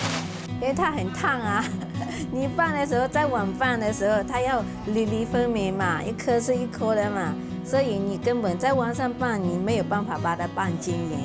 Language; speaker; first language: Chinese; early bilingual, heritage; Chinese